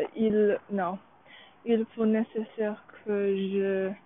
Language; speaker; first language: French; non-native, learner; Chinese